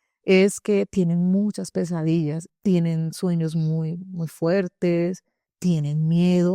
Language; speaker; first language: Spanish; native; Spanish